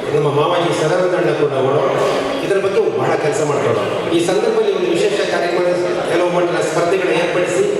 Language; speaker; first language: Kannada; non-native, local second language; Tulu